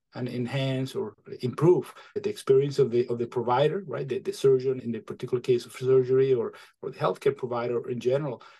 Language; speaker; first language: English; non-native, fluent; Spanish